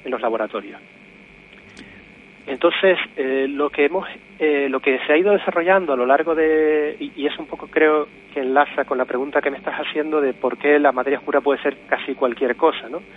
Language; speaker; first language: Spanish; native; Spanish